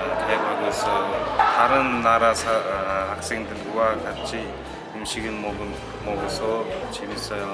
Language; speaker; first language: Korean; non-native, learner; Uzbek